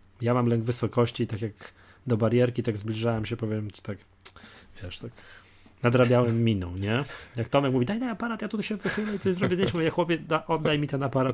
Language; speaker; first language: Polish; native; Polish